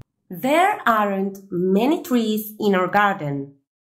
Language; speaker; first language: English; non-native, fluent; Spanish